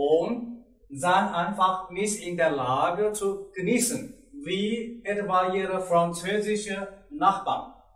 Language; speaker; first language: German; non-native, learner; Chinese